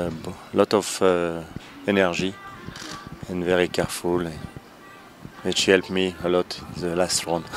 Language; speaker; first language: English; non-native, learner; French